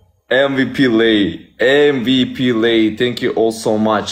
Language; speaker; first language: English; non-native, learner; Russian